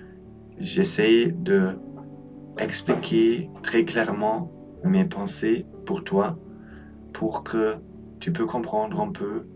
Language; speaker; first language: French; non-native, learner; Polish